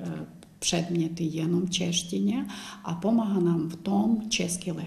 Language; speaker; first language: Czech; non-native, local second language; Ukrainian